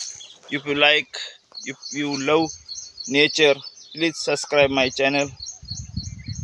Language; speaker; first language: English; non-native, learner; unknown